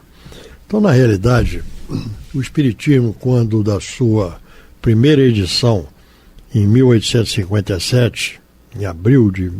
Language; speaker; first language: Portuguese; native; Portuguese